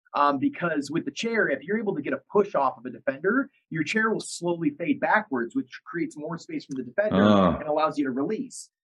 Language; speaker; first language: English; native; English